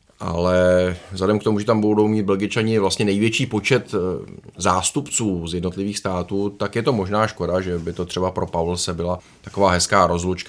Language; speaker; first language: Czech; native; Czech